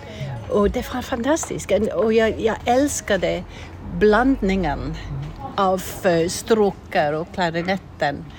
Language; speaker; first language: Swedish; non-native, learner; English